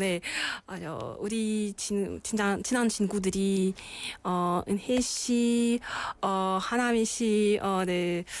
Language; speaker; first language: Korean; non-native, learner; Russian